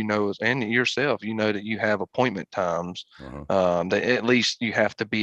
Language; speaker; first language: English; native; English